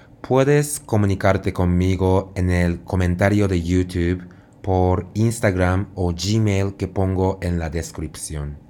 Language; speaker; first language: Spanish; non-native, fluent; Japanese